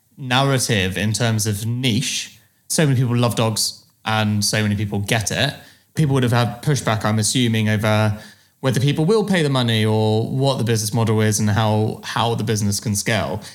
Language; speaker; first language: English; native; English